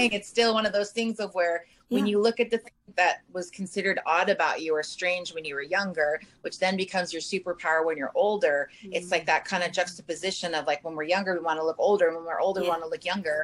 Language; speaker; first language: English; native; English